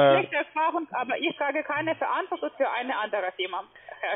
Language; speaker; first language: German; non-native, learner; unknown